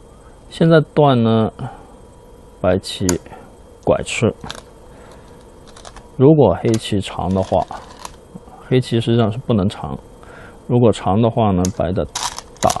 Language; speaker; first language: Chinese; native; Chinese